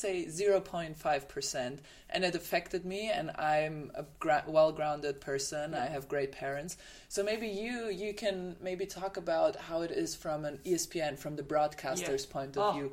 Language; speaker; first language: English; non-native, fluent; German